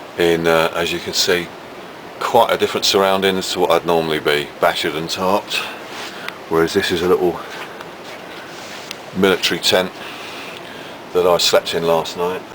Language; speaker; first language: English; native; English